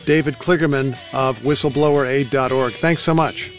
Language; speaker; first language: English; native; English